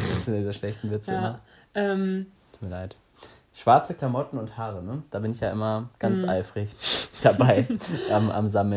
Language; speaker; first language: German; native; German